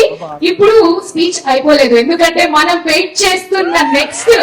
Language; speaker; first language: Telugu; native; Telugu